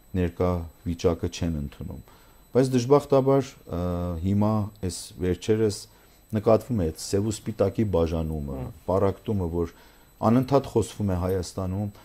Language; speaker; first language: Armenian; native; Armenian